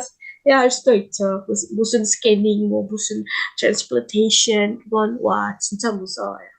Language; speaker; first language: Korean; non-native, learner; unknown